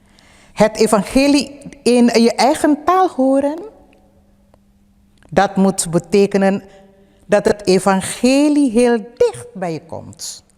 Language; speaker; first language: Dutch; early bilingual, other home language; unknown